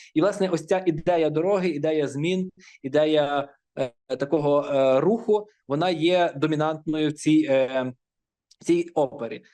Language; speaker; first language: Ukrainian; native; Ukrainian